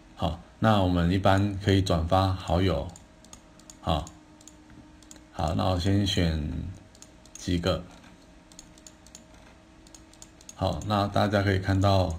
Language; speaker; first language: Chinese; native; Chinese